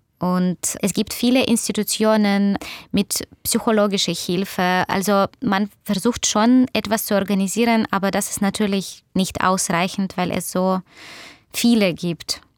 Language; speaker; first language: German; non-native, fluent; Russian